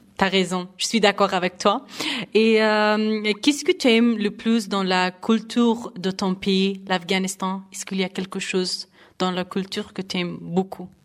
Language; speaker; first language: French; non-native, fluent; Persian